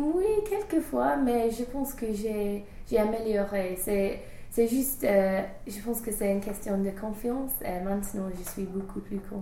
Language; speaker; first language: French; non-native, learner; English